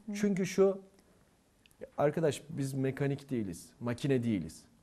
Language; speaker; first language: Turkish; non-native, local second language; Kurdish